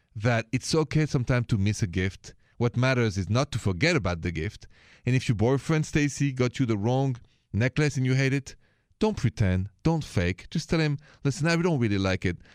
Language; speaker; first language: English; non-native, fluent; French